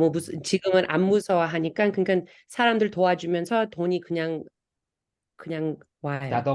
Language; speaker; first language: Korean; early bilingual, heritage; Korean